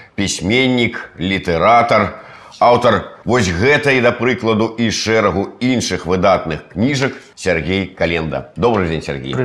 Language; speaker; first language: Belarusian; native; Belarusian